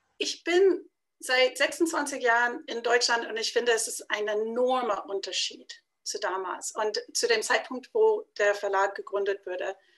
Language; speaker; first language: German; non-native, fluent; English